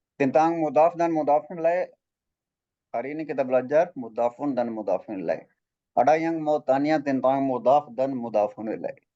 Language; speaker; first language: Malay; non-native, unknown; Arabic